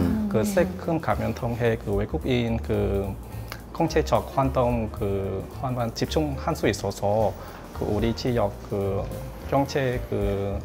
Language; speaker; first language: Korean; non-native, learner; Vietnamese